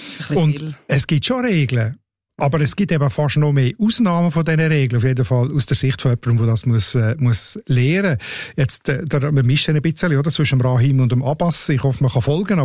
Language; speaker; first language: German; native; German